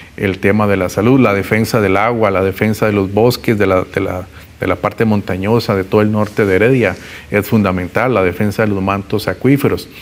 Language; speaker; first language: Spanish; native; Spanish